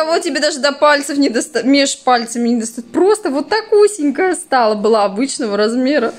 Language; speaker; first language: Russian; native; Russian